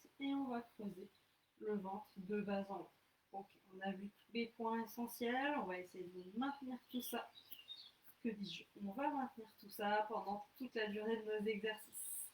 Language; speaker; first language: French; native; French